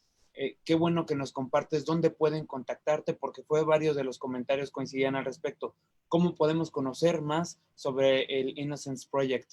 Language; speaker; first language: Spanish; native; Spanish